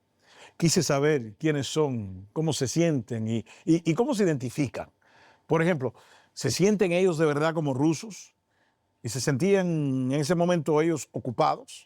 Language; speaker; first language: Spanish; native; Spanish